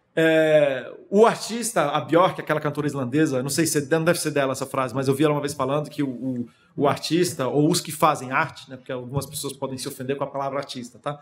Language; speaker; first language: Portuguese; non-native, fluent; German